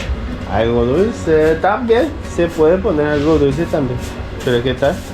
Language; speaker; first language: Spanish; non-native, fluent; Korean